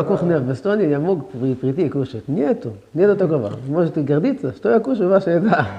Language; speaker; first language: Russian; non-native, learner; Hebrew